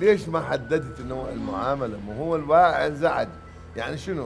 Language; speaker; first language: Arabic; native; Arabic